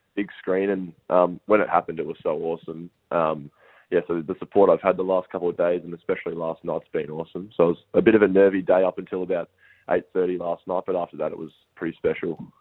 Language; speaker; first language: English; native; English